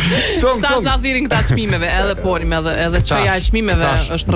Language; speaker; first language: Albanian; native; Albanian